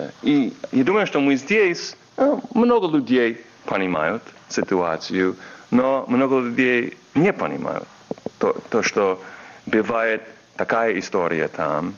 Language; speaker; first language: Russian; non-native, fluent; English